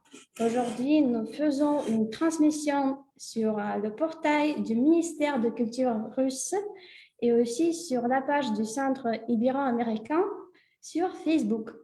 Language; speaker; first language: French; non-native, fluent; Russian